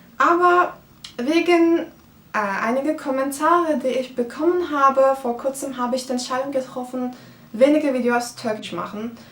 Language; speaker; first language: German; non-native, fluent; Turkish